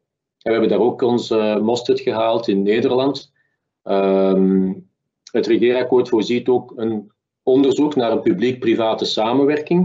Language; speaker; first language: Dutch; native; Dutch